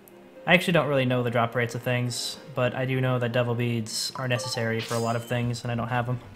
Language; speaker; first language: English; native; English